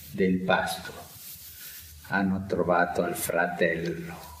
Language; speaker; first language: Italian; non-native, fluent; Spanish